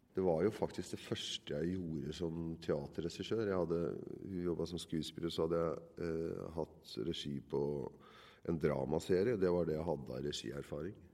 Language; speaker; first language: Norwegian; native; Norwegian